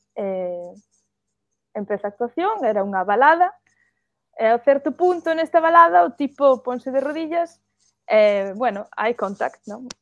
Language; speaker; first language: Galician; early bilingual, heritage; Galician